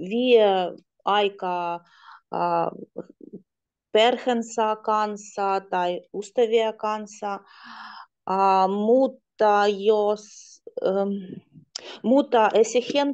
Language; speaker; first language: Finnish; non-native, learner; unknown